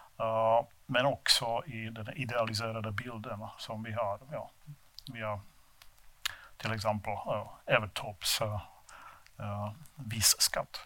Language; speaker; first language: Swedish; non-native, fluent; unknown